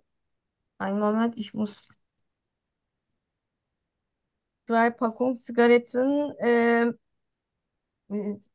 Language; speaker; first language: German; non-native, learner; Turkish